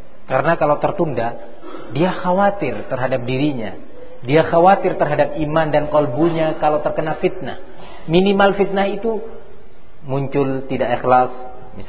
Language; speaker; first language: Indonesian; native; Indonesian